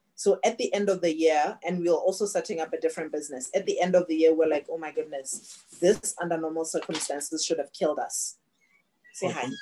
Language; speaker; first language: English; non-native, local second language; Tswana